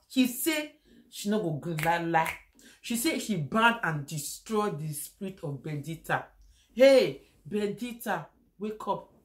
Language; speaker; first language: Nigerian Pidgin; native; Nigerian Pidgin